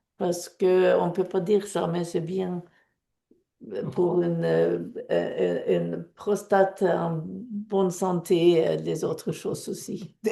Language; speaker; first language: French; non-native, fluent; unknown